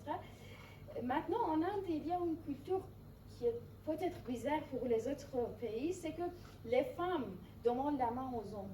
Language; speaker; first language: French; non-native, fluent; Persian